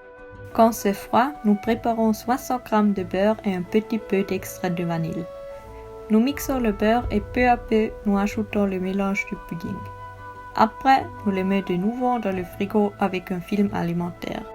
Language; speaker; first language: French; non-native, learner; Swiss German